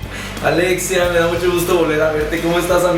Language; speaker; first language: Spanish; native; Spanish